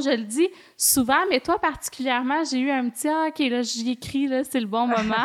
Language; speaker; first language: French; native; French